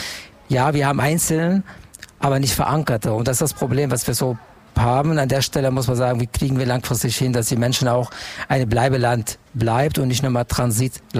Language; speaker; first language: German; non-native, fluent; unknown